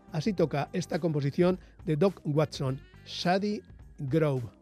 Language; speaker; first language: Spanish; native; Spanish